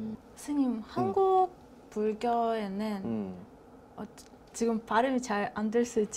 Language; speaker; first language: Korean; non-native, fluent; Russian